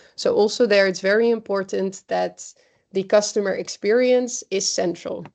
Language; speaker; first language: English; non-native, fluent; Dutch